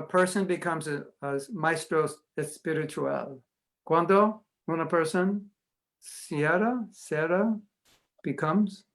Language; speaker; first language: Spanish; non-native, learner; English